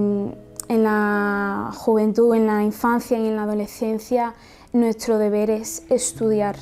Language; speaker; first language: Spanish; early bilingual, other home language; Arabic